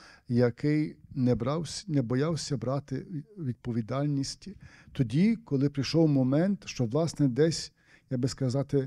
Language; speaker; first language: Ukrainian; native; Ukrainian